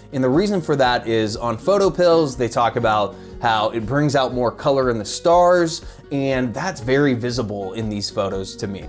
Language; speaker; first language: English; native; English